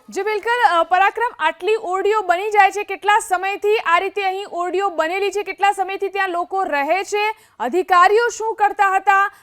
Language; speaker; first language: Gujarati; native; Gujarati